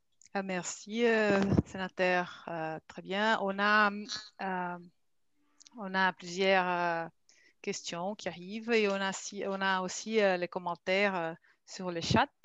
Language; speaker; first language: French; non-native, fluent; Portuguese